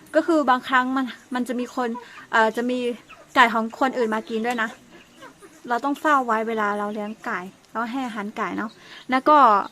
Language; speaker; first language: Thai; non-native, local second language; S'gaw Karen